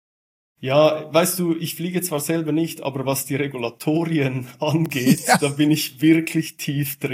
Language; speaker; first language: German; native; German